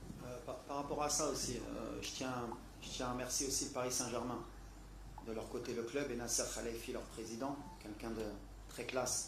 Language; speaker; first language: French; native; French